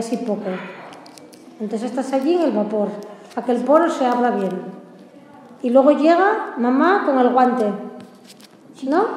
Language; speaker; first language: Spanish; native; Spanish